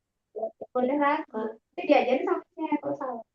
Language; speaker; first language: Indonesian; native; Indonesian